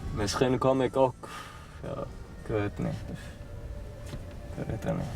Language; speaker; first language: Dutch; non-native, learner; Chechen